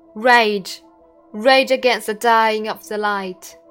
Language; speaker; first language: English; non-native, fluent; Chinese